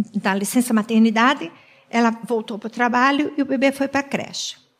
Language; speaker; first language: Portuguese; native; Portuguese